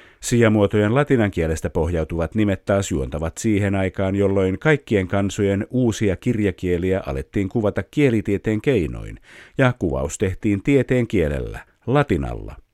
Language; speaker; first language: Finnish; native; Finnish